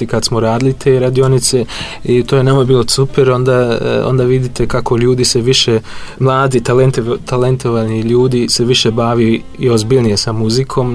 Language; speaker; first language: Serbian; non-native, fluent; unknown